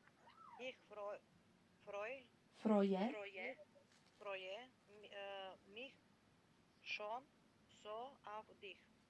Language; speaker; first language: German; non-native, learner; Macedonian